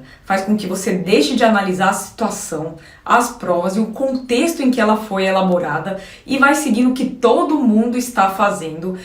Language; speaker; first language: Portuguese; native; Portuguese